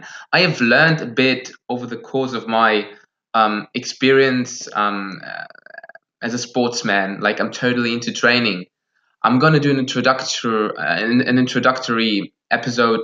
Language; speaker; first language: English; non-native, fluent; Russian